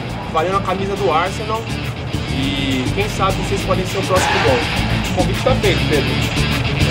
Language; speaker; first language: Portuguese; native; Portuguese